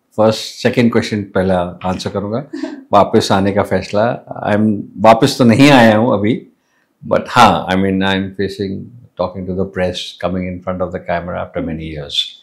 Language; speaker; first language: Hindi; non-native, local second language; English